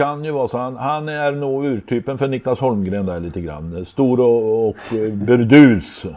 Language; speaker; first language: Swedish; native; Swedish